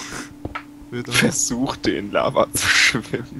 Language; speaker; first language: German; native; German